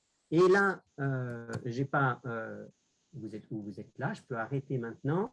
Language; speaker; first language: French; native; French